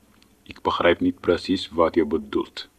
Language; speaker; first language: Dutch; non-native, fluent; Tigrinya